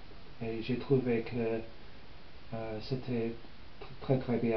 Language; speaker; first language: French; non-native, learner; English